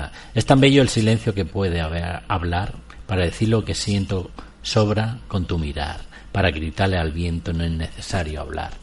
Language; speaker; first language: Spanish; native; Spanish